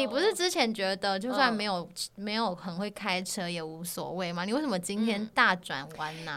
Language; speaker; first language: Chinese; native; Chinese